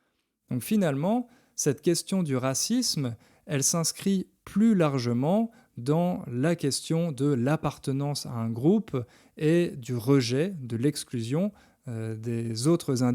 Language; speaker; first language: French; native; French